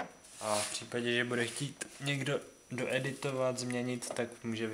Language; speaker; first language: Czech; native; Czech